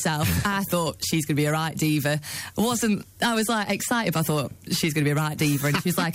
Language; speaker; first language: English; native; English